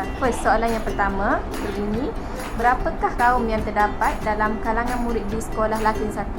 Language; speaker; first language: Malay; native; Malay